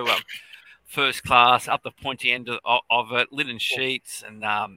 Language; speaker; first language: English; native; English